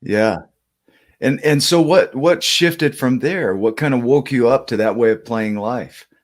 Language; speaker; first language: English; native; English